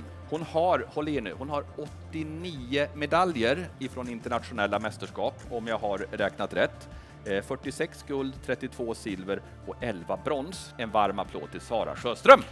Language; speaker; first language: Swedish; native; Swedish